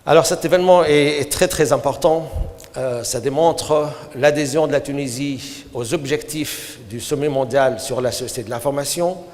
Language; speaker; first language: French; non-native, local second language; Arabic